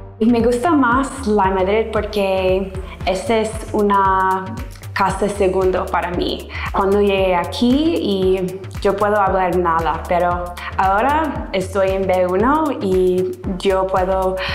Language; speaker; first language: Spanish; non-native, learner; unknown